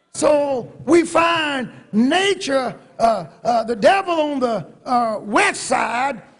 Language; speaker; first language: English; native; English